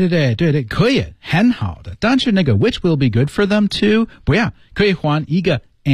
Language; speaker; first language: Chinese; non-native, learner; English